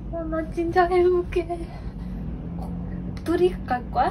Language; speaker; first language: Korean; non-native, learner; Ukrainian